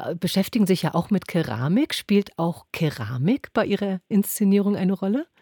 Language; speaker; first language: German; native; German